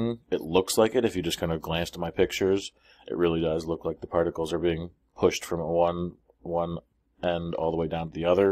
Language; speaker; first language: English; native; English